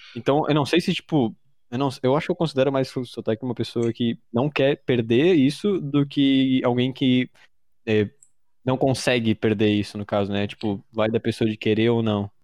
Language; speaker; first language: Portuguese; early bilingual, heritage; Portuguese